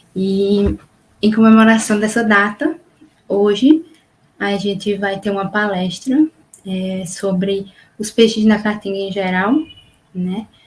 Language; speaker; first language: Portuguese; native; Portuguese